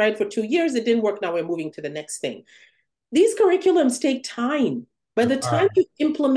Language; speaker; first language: English; non-native, local second language; Ganda